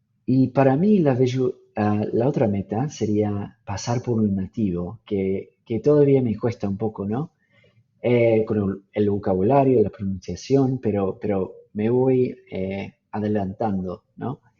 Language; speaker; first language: Spanish; non-native, fluent; English